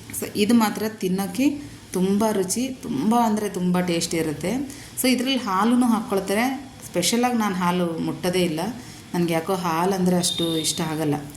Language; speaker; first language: Kannada; non-native, local second language; Telugu